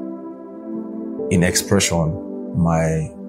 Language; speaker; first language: English; non-native, local second language; Yoruba